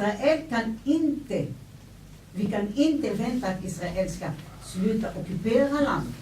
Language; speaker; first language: Swedish; non-native, fluent; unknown